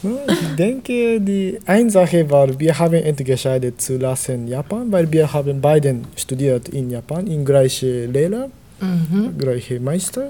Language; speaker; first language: German; non-native, learner; Japanese